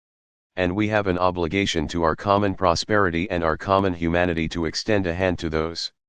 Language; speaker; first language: English; native; English